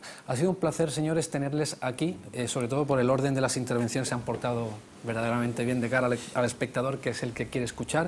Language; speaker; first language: Spanish; native; Spanish